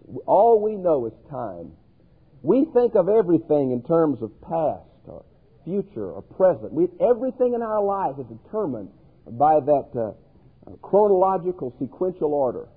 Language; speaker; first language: English; native; English